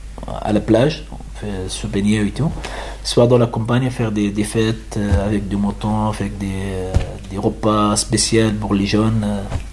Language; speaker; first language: French; non-native, learner; Arabic